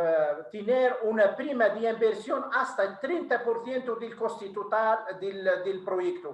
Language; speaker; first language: Spanish; non-native, fluent; Arabic